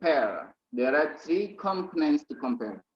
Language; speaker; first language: English; non-native, learner; Indonesian